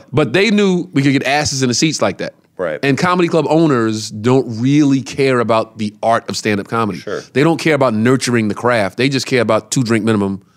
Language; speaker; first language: English; native; English